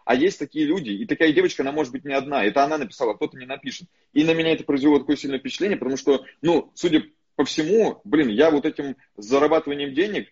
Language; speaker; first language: Russian; native; Russian